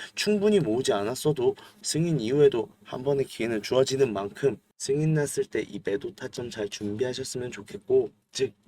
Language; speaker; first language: Korean; native; Korean